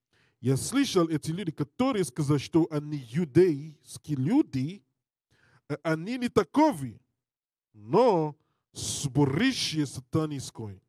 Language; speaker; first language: Russian; non-native, learner; English